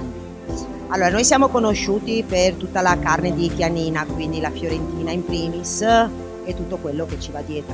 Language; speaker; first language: Italian; native; Italian